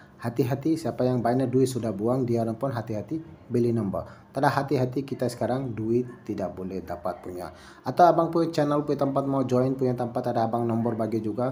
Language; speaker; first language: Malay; non-native, learner; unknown